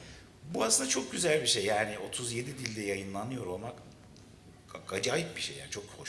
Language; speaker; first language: Turkish; native; Turkish